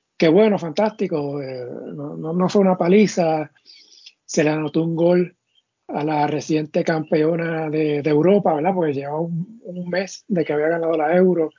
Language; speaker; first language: Spanish; native; Spanish